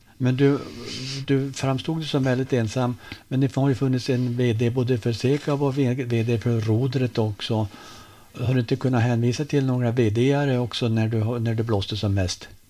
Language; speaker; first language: Swedish; native; Swedish